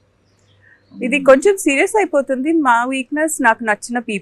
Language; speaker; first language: Telugu; non-native, fluent; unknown